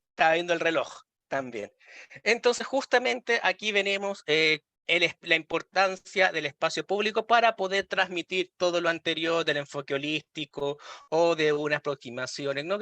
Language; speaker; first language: Spanish; native; Spanish